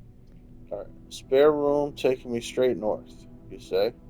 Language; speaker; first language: English; native; English